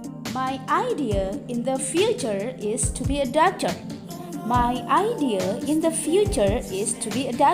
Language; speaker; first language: English; non-native, fluent; Indonesian